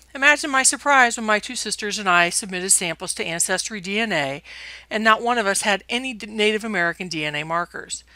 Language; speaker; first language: English; native; English